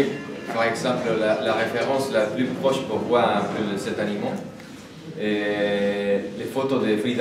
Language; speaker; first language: French; non-native, fluent; Spanish